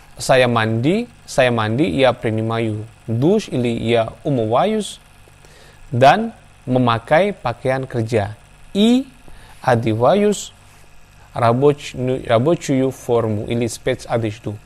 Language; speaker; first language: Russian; non-native, learner; Javanese